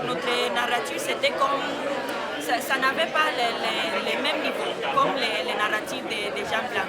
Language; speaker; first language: French; non-native, fluent; Spanish